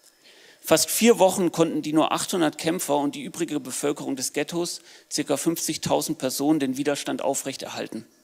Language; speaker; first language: German; native; German